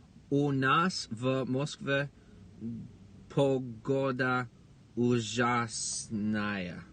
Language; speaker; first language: Russian; non-native, learner; English